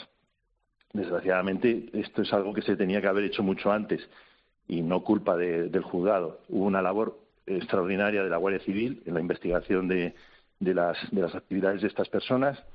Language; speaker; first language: Spanish; native; Spanish